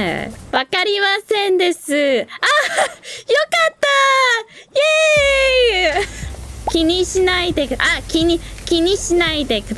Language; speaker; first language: Japanese; non-native, learner; English